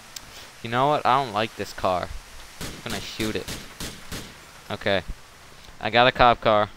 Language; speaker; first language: English; native; English